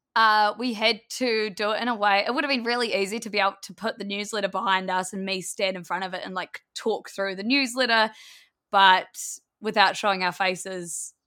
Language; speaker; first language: English; native; English